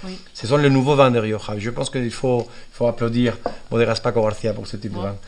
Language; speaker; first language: French; non-native, fluent; Spanish